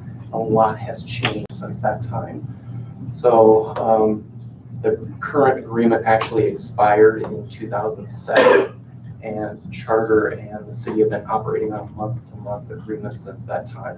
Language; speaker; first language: English; native; English